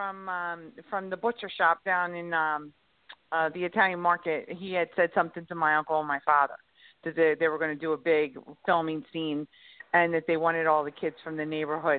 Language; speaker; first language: English; native; English